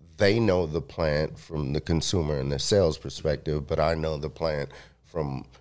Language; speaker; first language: English; early bilingual, other home language; Spanish